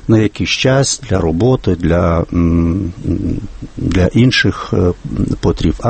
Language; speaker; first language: Ukrainian; non-native, fluent; Lithuanian